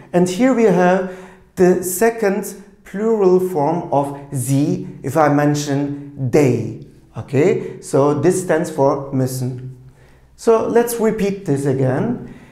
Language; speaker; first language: English; non-native, fluent; Turkish